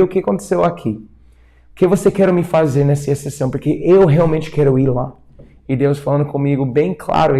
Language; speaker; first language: Portuguese; non-native, fluent; English